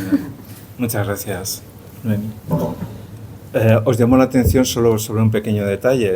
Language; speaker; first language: Spanish; native; Spanish